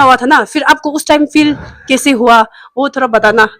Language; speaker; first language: Hindi; non-native, local second language; Tibetan